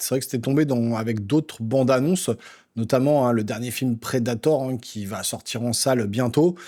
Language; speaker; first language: French; native; French